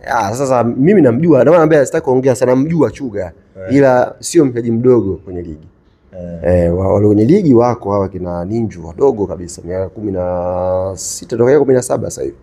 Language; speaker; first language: Swahili; native; Swahili